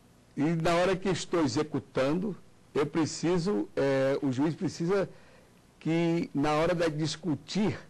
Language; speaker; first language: Portuguese; native; Portuguese